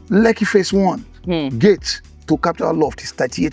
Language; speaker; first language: English; non-native, local second language; Igbo